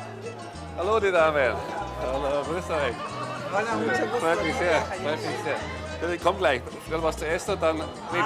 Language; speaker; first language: German; native; German